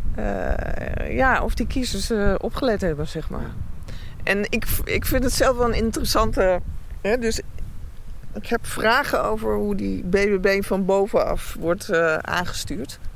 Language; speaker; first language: Dutch; native; Dutch